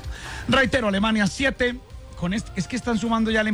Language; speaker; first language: Spanish; native; Spanish